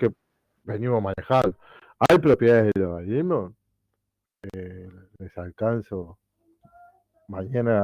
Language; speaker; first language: Spanish; native; Spanish